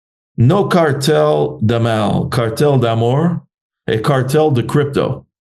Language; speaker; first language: Spanish; non-native, learner; English